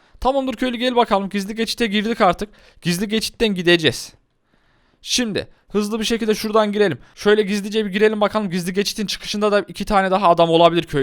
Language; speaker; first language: Turkish; native; Turkish